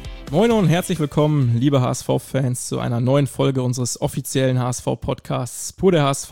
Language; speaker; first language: German; native; German